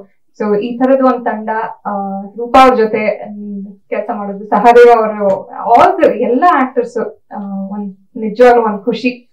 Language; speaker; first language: Kannada; native; Kannada